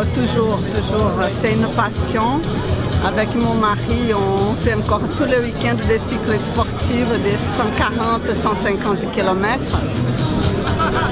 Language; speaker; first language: French; non-native, fluent; Portuguese